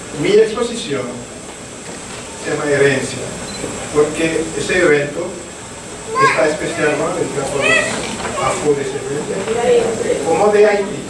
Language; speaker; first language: Spanish; non-native, learner; French